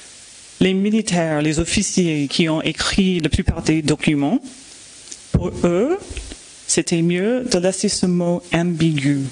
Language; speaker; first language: French; non-native, fluent; English